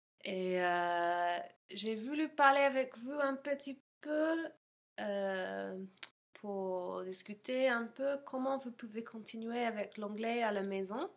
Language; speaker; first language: French; non-native, fluent; English